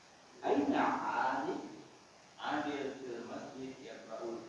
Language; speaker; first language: Arabic; non-native, learner; Indonesian